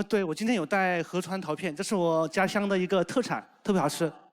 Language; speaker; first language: Chinese; native; Chinese